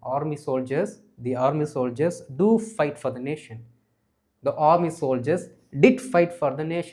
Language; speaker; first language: English; non-native, local second language; Tamil